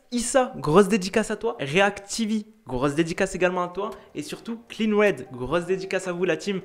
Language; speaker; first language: French; native; French